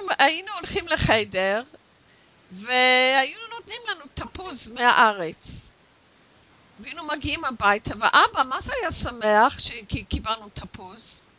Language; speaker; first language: Hebrew; non-native, fluent; English